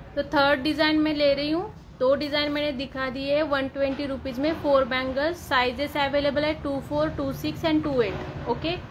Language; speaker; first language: Hindi; non-native, local second language; Marathi